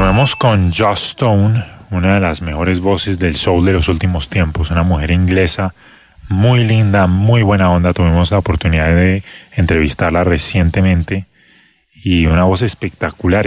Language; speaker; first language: Spanish; native; Spanish